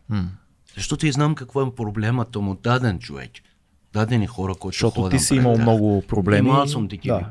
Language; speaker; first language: Bulgarian; non-native, fluent; Persian